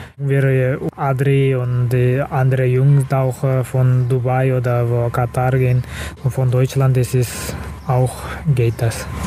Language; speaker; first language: German; non-native, learner; Kazakh